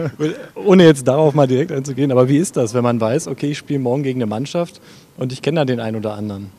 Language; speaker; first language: German; native; German